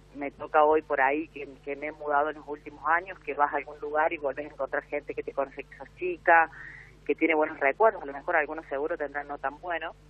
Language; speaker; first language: Spanish; native; Spanish